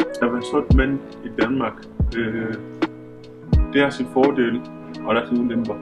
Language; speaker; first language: Danish; early bilingual, other home language; Lingala